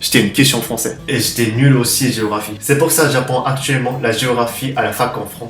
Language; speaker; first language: French; non-native, learner; Japanese